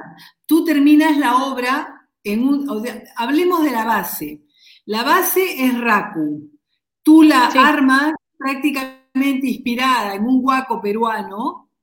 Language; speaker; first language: Spanish; native; Spanish